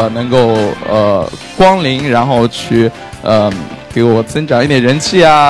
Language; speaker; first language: Chinese; native; Chinese